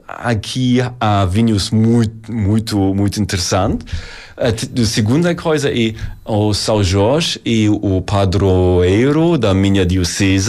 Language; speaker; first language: Portuguese; non-native, learner; German